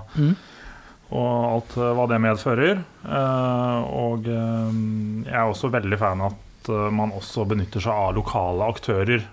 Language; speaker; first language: Norwegian; native; Norwegian